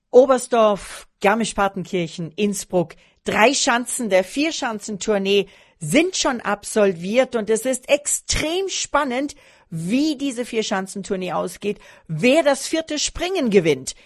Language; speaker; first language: German; native; German